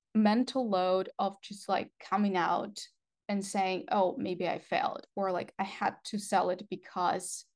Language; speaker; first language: English; non-native, fluent; Russian